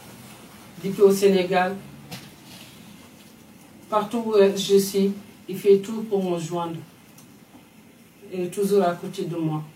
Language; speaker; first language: French; non-native, fluent; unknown